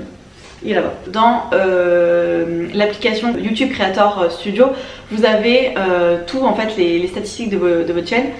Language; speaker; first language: French; native; French